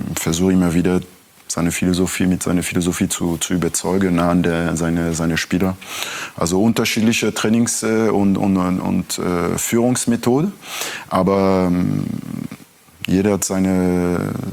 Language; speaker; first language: German; non-native, local second language; French